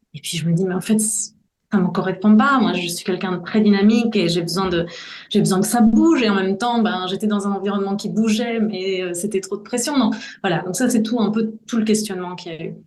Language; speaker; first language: French; early bilingual, other home language; Spanish